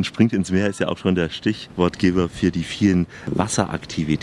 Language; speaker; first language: German; native; German